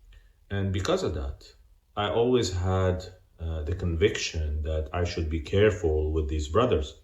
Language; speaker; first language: English; non-native, fluent; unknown